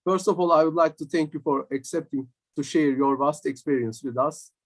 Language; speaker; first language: English; non-native, fluent; Turkish